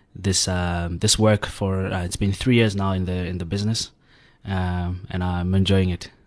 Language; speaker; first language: English; non-native, local second language; Southern Sotho